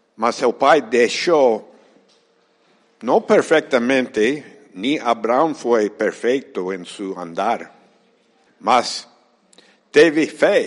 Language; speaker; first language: Portuguese; non-native, fluent; Spanish